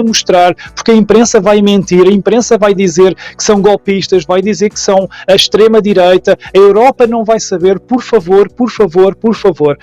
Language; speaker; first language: Portuguese; native; Portuguese